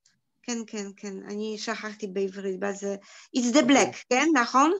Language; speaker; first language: Hebrew; non-native, learner; Polish